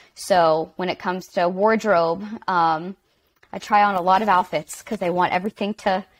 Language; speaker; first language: English; native; English